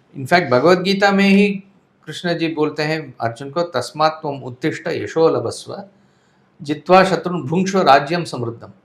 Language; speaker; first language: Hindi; non-native, local second language; Tamil